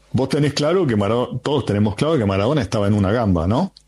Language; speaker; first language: Spanish; native; Spanish